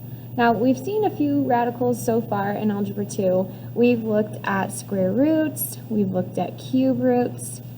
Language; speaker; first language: English; native; English